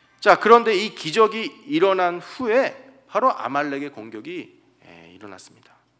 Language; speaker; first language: Korean; native; Korean